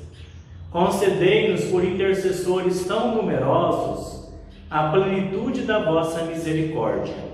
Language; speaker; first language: Portuguese; native; Portuguese